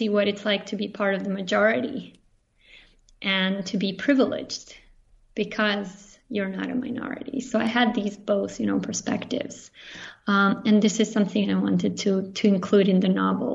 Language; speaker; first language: English; non-native, fluent; Serbian